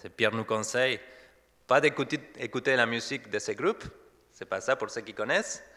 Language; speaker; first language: French; non-native, fluent; Spanish